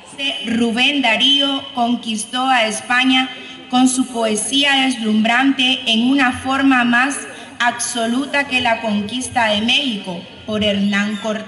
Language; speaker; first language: Spanish; native; Spanish